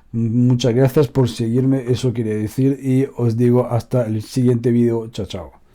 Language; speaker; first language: Spanish; non-native, fluent; French